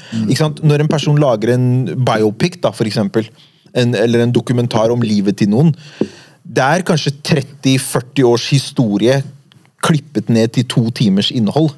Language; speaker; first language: Norwegian; early bilingual, other home language; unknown